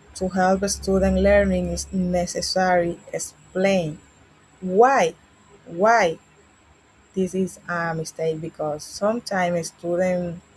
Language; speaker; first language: English; non-native, learner; Spanish